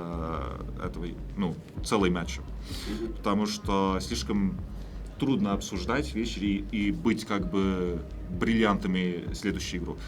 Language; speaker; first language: Russian; non-native, fluent; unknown